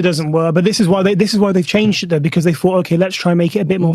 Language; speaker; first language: English; native; English